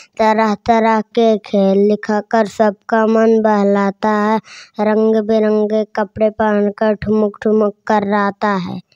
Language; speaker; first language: Hindi; native; Hindi